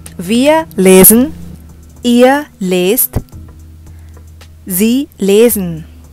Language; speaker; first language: German; non-native, fluent; Indonesian